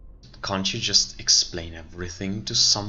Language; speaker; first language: English; non-native, fluent; German